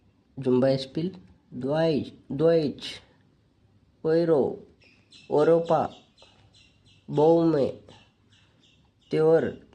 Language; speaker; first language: German; non-native, fluent; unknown